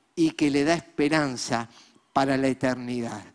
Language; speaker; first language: Spanish; native; Spanish